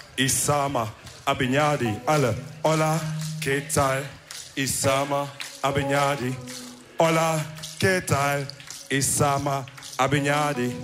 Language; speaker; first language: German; early bilingual, other home language; Wolof